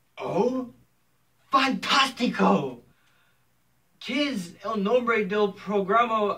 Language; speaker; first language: Spanish; non-native, learner; English